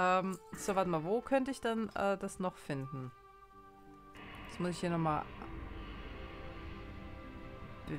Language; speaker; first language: German; native; German